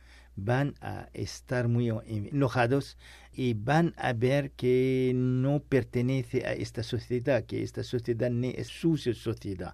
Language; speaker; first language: Spanish; non-native, learner; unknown